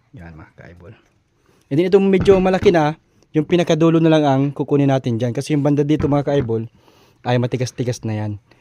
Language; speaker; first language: Filipino; non-native, local second language; Bikol